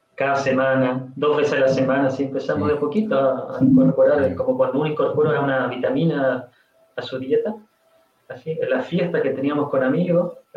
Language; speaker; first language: Spanish; native; Spanish